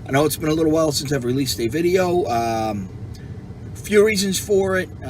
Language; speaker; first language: English; native; English